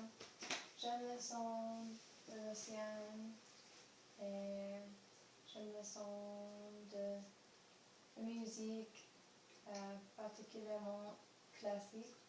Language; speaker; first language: French; non-native, learner; English